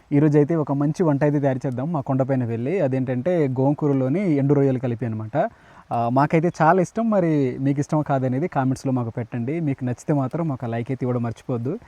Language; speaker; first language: Telugu; non-native, local second language; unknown